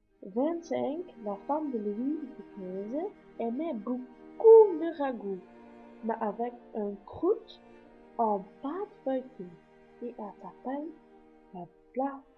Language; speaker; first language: French; non-native, learner; Dutch